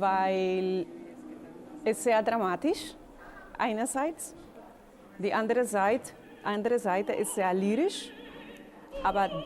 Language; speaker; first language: German; non-native, fluent; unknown